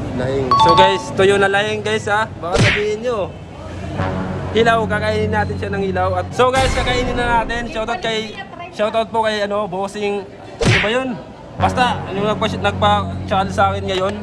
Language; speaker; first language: Filipino; non-native, local second language; Bikol